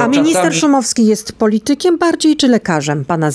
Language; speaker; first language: Polish; native; Polish